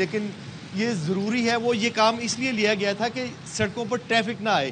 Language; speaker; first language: Urdu; native; Urdu